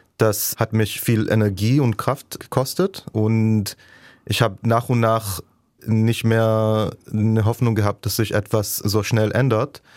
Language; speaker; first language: German; non-native, fluent; Hebrew